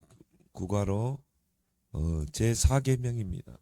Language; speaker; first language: Korean; native; Korean